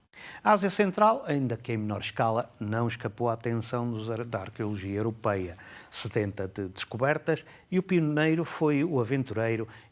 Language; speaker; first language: Portuguese; native; Portuguese